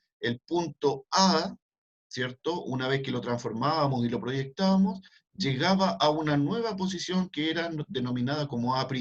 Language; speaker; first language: Spanish; native; Spanish